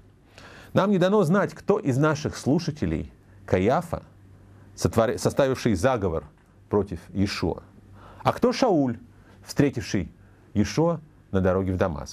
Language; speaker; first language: Russian; native; Russian